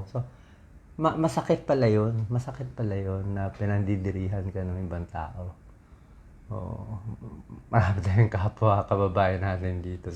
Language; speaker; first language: Filipino; native; Filipino